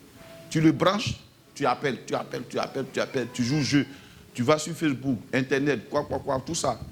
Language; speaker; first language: French; native; French